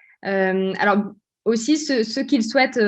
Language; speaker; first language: French; native; French